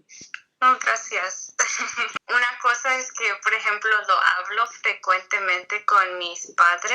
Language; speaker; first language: Spanish; early bilingual, heritage; Spanish